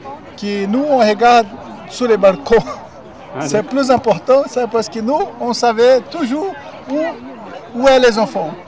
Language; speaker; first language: French; non-native, learner; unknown